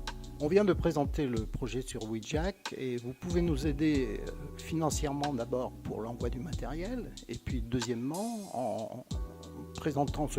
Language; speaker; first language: French; native; French